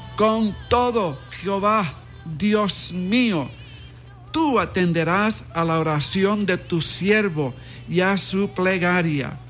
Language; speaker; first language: Spanish; early bilingual, heritage; Spanish